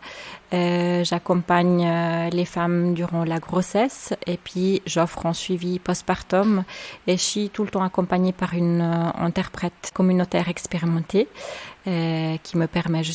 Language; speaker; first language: French; native; French